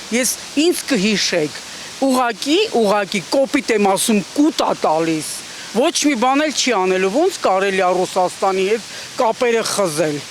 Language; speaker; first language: Armenian; native; Armenian